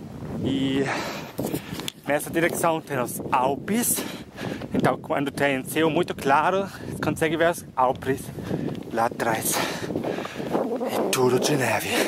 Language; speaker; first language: Portuguese; non-native, fluent; German